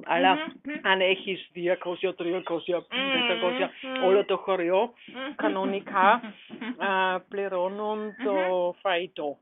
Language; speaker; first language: Greek; non-native, learner; German